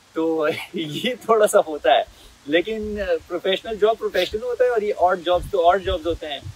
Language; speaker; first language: Hindi; non-native, local second language; Pashto